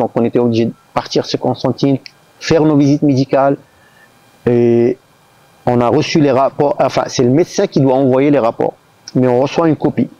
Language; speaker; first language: French; non-native, local second language; Arabic